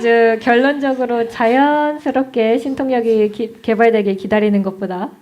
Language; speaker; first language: Korean; native; Korean